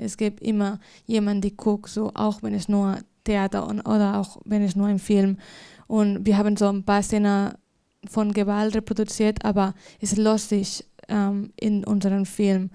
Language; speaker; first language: German; non-native, fluent; Spanish